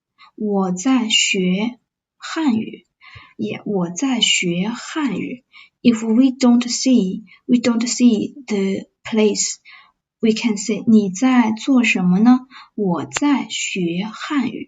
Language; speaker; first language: Chinese; non-native, fluent; English